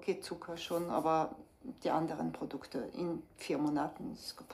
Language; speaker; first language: German; non-native, fluent; French